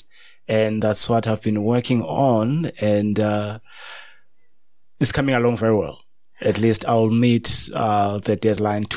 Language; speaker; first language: English; non-native, local second language; Xhosa